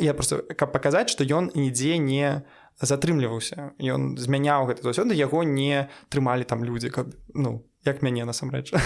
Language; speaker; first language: Belarusian; non-native, local second language; Russian